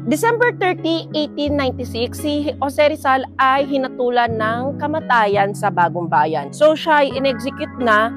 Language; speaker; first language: Filipino; native; Filipino